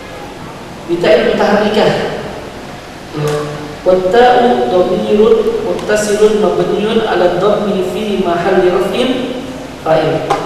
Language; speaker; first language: Arabic; non-native, fluent; Indonesian